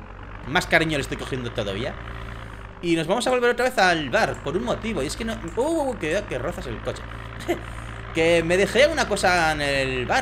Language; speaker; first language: Spanish; native; Spanish